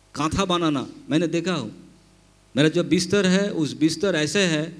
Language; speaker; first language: Hindi; non-native, local second language; Bangla